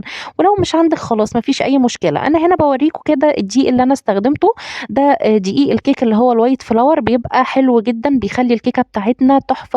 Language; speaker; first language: Arabic; native; Arabic